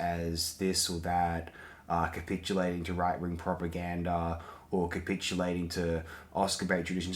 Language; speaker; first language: English; native; English